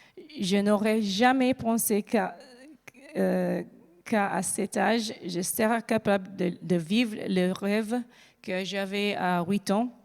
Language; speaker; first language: French; non-native, learner; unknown